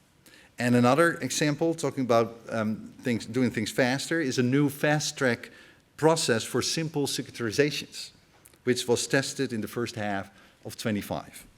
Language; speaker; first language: English; non-native, fluent; Dutch